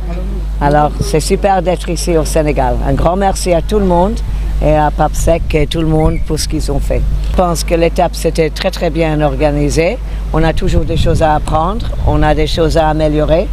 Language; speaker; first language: French; non-native, learner; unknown